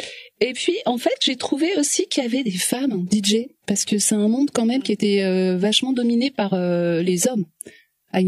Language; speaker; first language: French; native; French